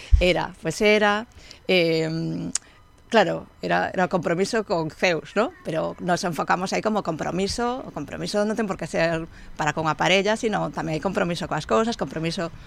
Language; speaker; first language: Galician; non-native, local second language; Spanish